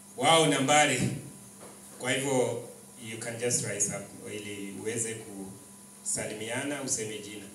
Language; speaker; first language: Swahili; non-native, local second language; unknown